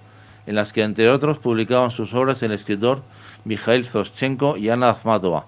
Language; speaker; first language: Spanish; native; Spanish